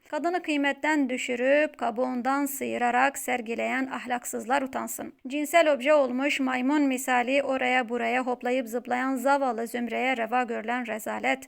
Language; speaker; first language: Turkish; native; Turkish